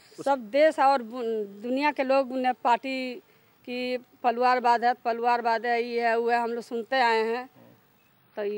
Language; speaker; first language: Hindi; native; Hindi